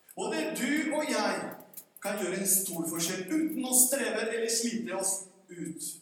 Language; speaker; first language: Norwegian; non-native, fluent; Spanish